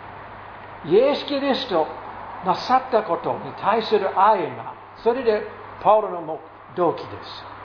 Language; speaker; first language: Japanese; non-native, fluent; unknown